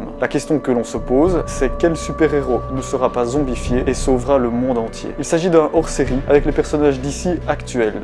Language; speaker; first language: French; native; French